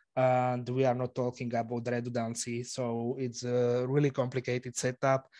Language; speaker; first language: English; non-native, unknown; Slovak